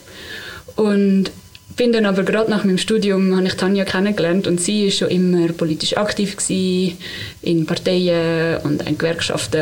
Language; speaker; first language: German; native; German